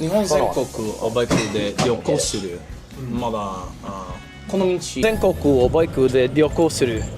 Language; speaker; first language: Japanese; non-native, learner; English